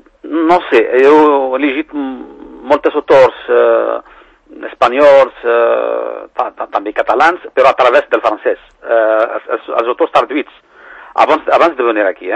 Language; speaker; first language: Catalan; non-native, fluent; Berber languages